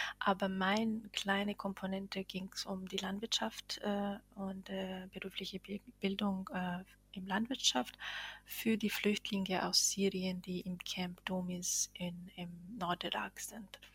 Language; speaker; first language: German; non-native, fluent; Bosnian